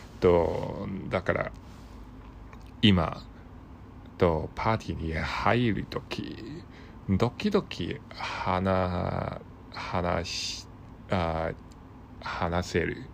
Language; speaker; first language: Japanese; non-native, learner; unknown